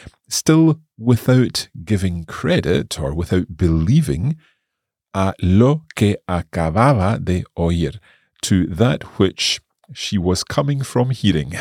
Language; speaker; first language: English; native; English